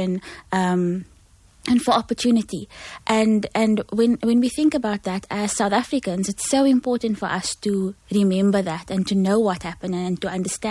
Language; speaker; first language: English; native; English